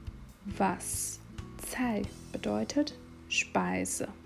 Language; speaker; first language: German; non-native, fluent; Chinese